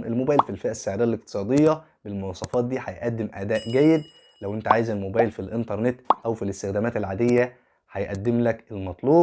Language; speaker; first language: Arabic; native; Arabic